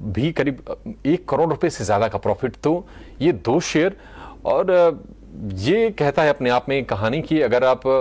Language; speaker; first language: Hindi; native; Hindi